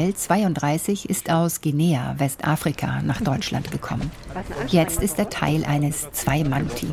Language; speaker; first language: German; native; German